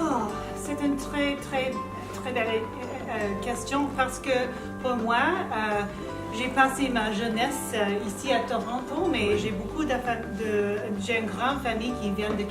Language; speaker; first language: French; non-native, local second language; English